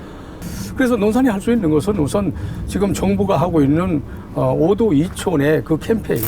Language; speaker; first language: Korean; native; Korean